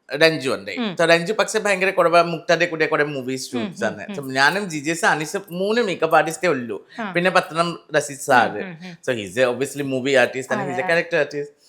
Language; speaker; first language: Malayalam; non-native, learner; Assamese